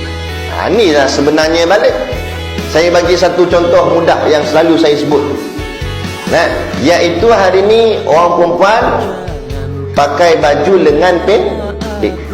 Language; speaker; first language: Malay; native; Malay